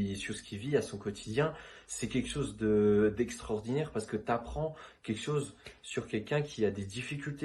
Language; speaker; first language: French; native; French